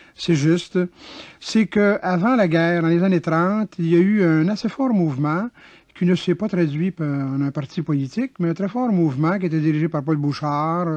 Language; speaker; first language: French; native; French